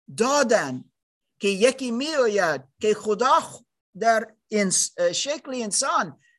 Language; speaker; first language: Persian; non-native, learner; German